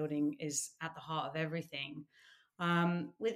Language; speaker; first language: English; native; English